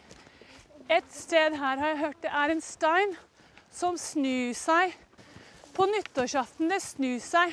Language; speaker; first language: Norwegian; non-native, fluent; English